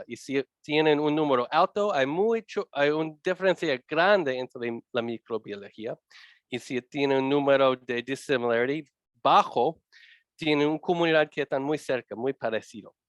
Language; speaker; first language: Spanish; non-native, learner; English